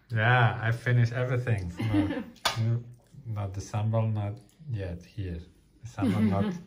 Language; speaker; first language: English; non-native, learner; Catalan